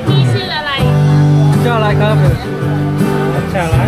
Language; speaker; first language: Thai; non-native, learner; Korean